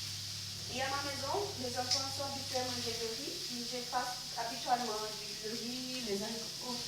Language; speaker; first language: French; non-native, learner; Portuguese